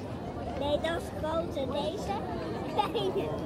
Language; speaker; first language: Dutch; non-native, learner; Filipino